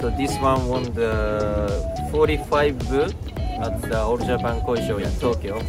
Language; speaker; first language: English; non-native, fluent; Japanese